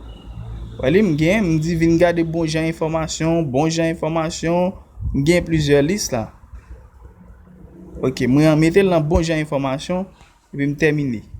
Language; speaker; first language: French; non-native, learner; Haitian Creole